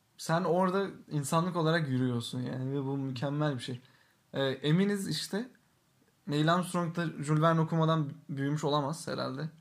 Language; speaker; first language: Turkish; native; Turkish